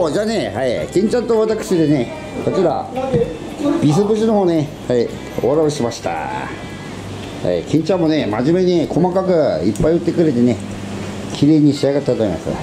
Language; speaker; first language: Japanese; native; Japanese